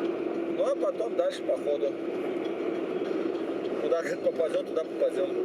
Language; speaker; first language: Russian; native; Russian